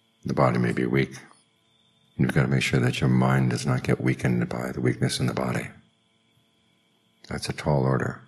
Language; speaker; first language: English; native; English